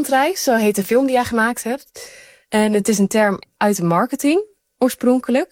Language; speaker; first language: Dutch; native; Dutch